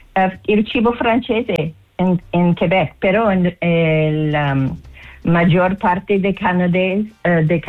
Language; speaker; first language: Italian; non-native, learner; English